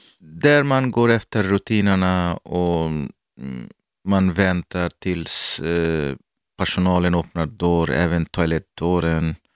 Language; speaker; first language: Swedish; non-native, learner; Arabic